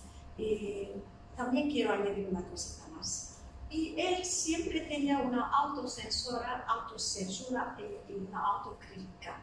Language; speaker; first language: Spanish; non-native, fluent; Turkish